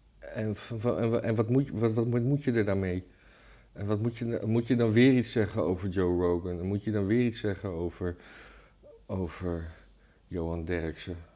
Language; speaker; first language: Dutch; native; Dutch